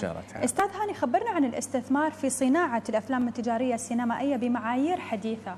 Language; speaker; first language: Arabic; native; Arabic